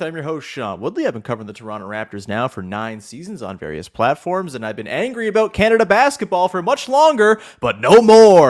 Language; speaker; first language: English; native; English